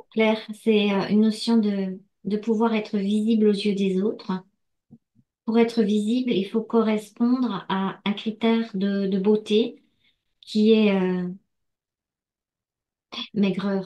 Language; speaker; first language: French; native; French